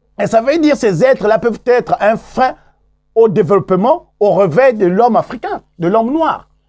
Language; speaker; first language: French; non-native, local second language; Kongo